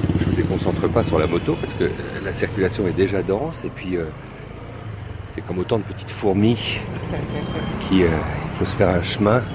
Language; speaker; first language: French; native; French